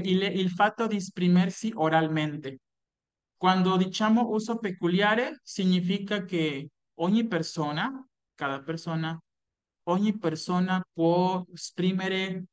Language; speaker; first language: Italian; non-native, fluent; Spanish